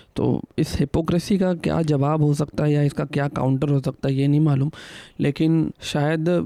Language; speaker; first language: Hindi; native; Hindi